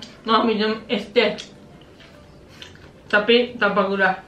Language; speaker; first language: Indonesian; non-native, learner; Japanese